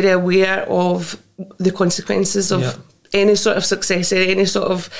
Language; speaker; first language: English; native; English